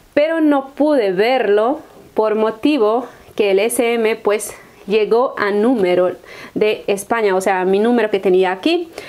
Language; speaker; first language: Spanish; native; Spanish